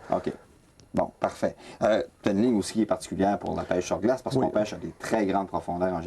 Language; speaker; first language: French; native; French